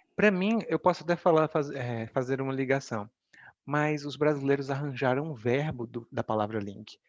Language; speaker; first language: Portuguese; native; Portuguese